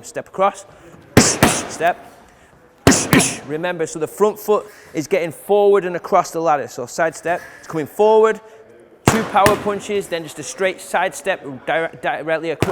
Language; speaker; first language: English; native; English